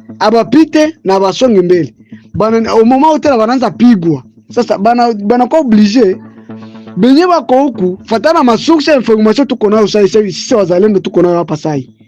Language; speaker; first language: Swahili; native; Swahili